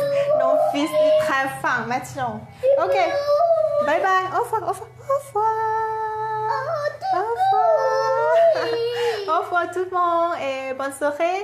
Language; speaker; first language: French; non-native, learner; Thai